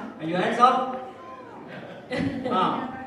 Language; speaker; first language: English; non-native, learner; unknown